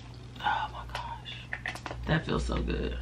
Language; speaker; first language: English; native; English